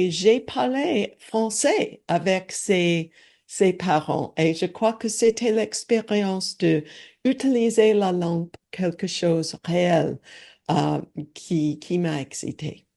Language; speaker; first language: French; non-native, learner; English